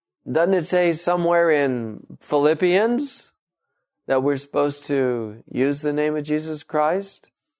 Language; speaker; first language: English; native; English